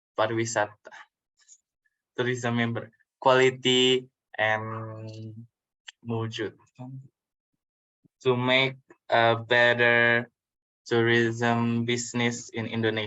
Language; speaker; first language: English; non-native, learner; Indonesian